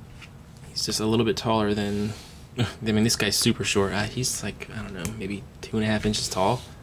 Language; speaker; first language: English; native; English